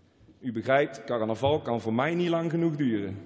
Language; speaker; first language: Dutch; native; Dutch